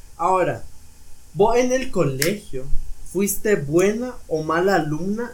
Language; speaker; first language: Spanish; native; Spanish